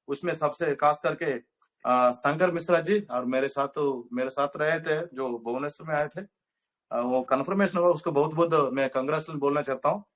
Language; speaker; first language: Hindi; non-native, local second language; Telugu